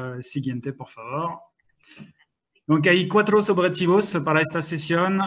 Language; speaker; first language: Spanish; non-native, fluent; French